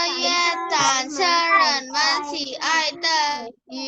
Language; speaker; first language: Chinese; non-native, learner; Indonesian